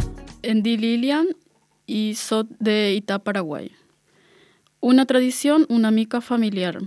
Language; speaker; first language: Catalan; non-native, learner; Spanish